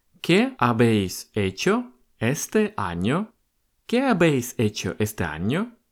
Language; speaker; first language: Spanish; non-native, fluent; Russian